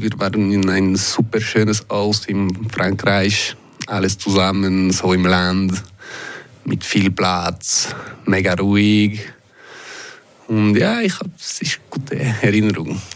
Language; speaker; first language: German; non-native, local second language; French